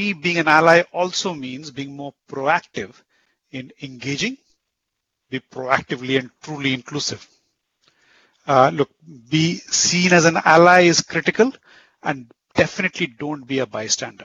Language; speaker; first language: English; non-native, local second language; Hindi